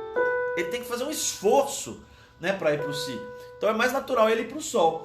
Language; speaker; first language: Portuguese; native; Portuguese